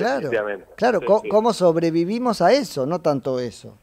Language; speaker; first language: Spanish; native; Spanish